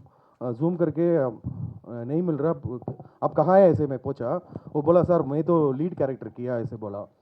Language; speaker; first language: Hindi; non-native, local second language; Telugu